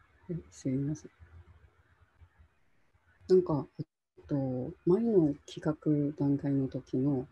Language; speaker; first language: Japanese; non-native, local second language; Chinese